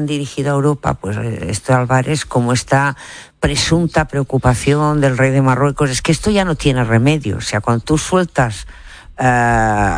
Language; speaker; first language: Spanish; native; Spanish